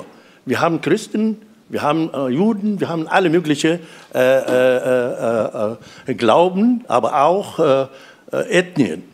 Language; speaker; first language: German; non-native, fluent; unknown